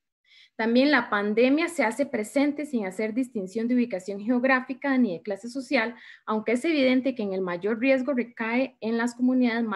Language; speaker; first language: Spanish; native; Spanish